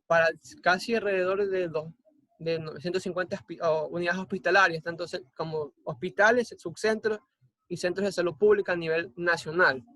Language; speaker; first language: Spanish; native; Spanish